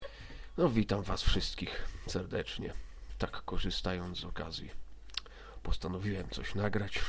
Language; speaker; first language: Polish; native; Polish